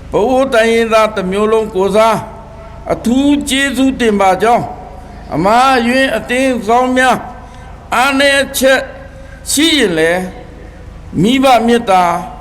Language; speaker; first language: Burmese; non-native, local second language; Pa'o Karen